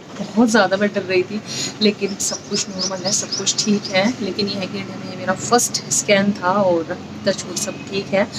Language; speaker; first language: Hindi; native; Hindi